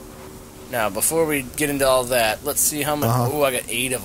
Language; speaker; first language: English; native; English